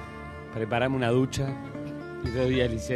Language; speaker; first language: Spanish; native; Spanish